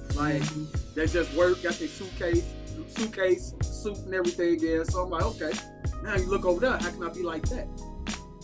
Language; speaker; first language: English; native; English